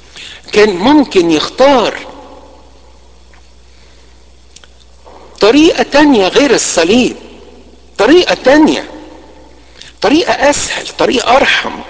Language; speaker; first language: Arabic; native; Arabic